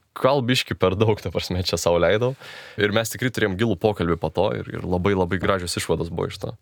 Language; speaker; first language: Lithuanian; native; Lithuanian